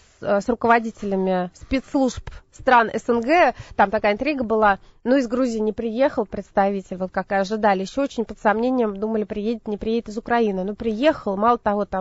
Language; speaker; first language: Russian; native; Russian